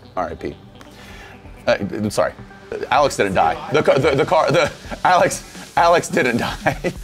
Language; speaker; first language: English; native; English